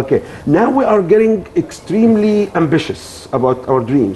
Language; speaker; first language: English; non-native, fluent; Arabic